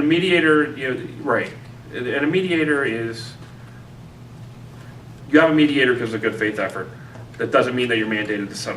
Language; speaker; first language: English; native; English